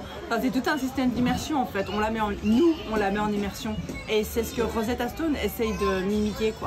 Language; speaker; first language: French; native; French